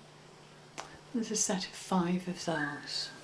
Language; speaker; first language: English; native; English